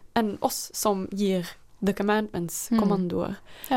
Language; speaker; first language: Norwegian; non-native, fluent; Dutch